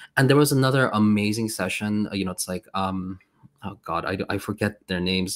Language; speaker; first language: English; non-native, fluent; Swedish